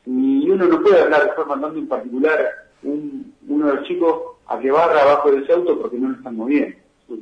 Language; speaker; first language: Spanish; native; Spanish